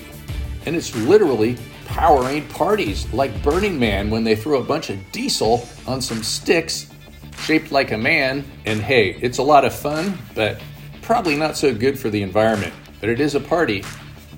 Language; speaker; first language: English; native; English